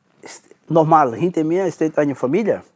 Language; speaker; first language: German; non-native, learner; Portuguese